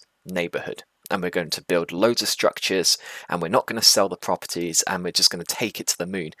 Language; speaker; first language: English; native; English